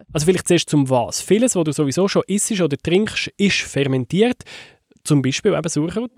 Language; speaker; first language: German; native; German